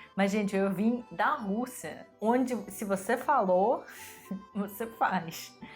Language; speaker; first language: Portuguese; non-native, fluent; Russian